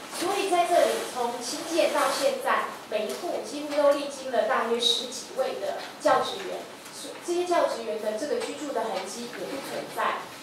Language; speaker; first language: Chinese; native; Chinese